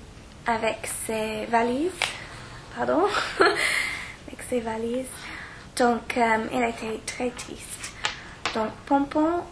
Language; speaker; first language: French; non-native, learner; English